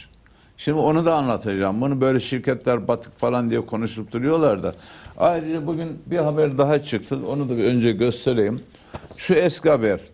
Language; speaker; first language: Turkish; native; Turkish